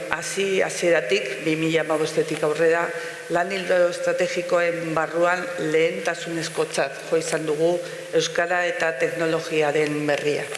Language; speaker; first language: Basque; non-native, local second language; Spanish